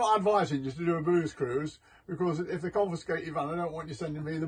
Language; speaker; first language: English; native; English